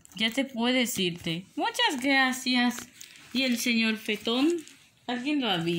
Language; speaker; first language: Spanish; native; Spanish